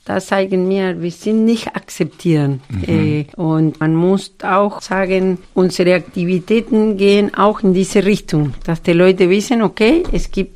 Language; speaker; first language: German; non-native, fluent; Spanish